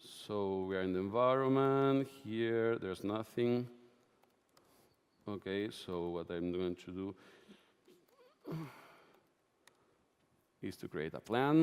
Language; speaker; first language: English; non-native, fluent; Spanish